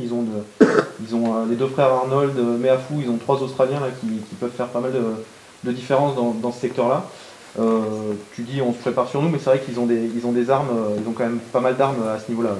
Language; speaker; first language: French; native; French